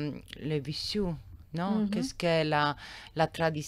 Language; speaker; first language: French; non-native, learner; Italian